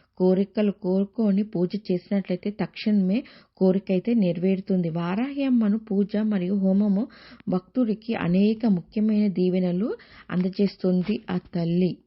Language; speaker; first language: Telugu; native; Telugu